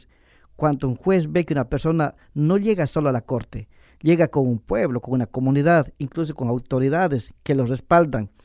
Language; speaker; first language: Spanish; native; Spanish